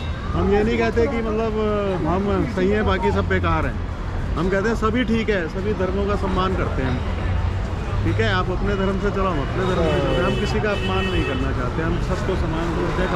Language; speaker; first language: Hindi; native; Hindi